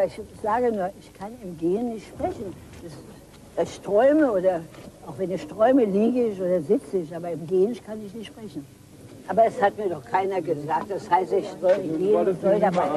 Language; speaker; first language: German; native; German